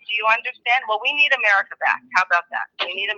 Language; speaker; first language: English; native; English